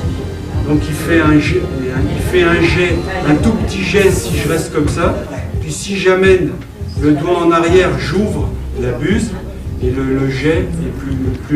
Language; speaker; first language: French; native; French